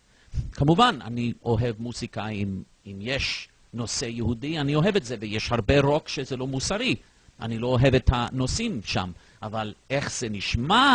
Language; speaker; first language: Hebrew; non-native, fluent; English